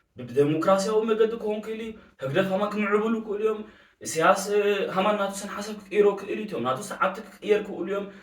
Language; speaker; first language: Tigrinya; early bilingual, heritage; Tigrinya